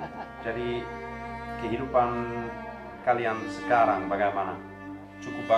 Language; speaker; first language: Indonesian; non-native, fluent; Dutch